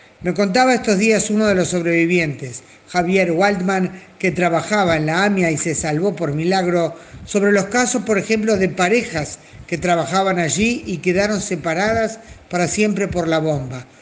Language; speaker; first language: Spanish; native; Spanish